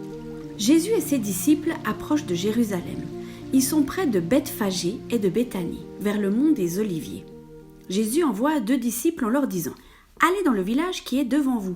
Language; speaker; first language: French; native; French